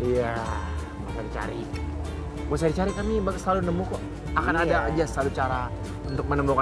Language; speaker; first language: Indonesian; native; Indonesian